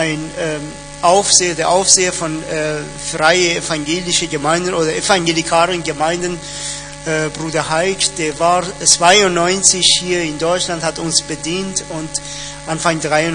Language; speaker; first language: German; non-native, fluent; Persian